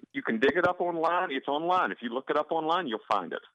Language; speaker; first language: English; native; English